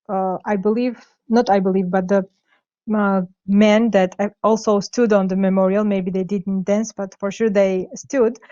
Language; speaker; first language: English; non-native, fluent; Georgian